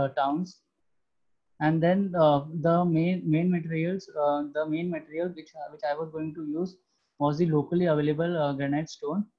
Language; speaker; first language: English; non-native, local second language; Hindi